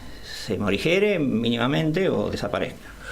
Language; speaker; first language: Spanish; native; Spanish